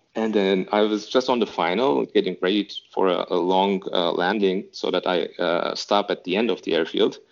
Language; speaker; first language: English; non-native, fluent; Turkish